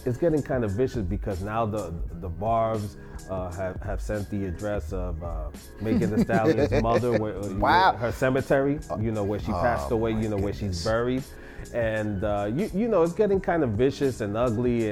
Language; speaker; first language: English; non-native, fluent; Spanish